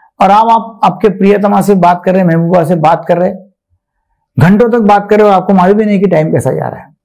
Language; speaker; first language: Hindi; non-native, local second language; Marathi